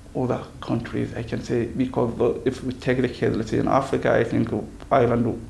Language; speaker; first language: English; non-native, fluent; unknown